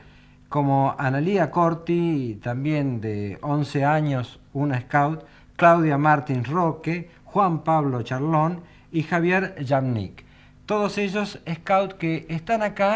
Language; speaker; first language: Spanish; native; Spanish